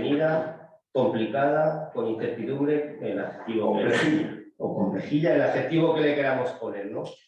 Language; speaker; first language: Spanish; native; Spanish